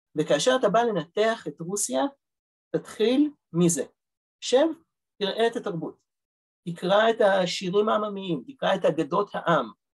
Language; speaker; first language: Hebrew; early bilingual, other home language; Russian